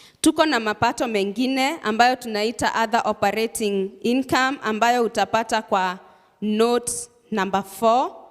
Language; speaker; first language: Swahili; non-native, local second language; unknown